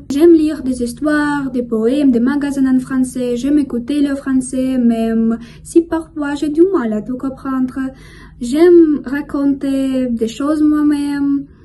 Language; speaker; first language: French; non-native, learner; Russian